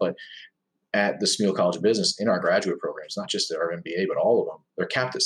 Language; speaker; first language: English; native; English